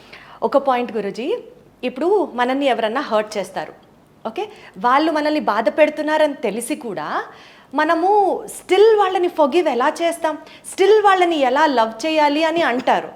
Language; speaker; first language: Telugu; native; Telugu